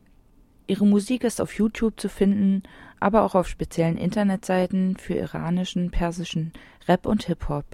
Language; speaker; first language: German; native; German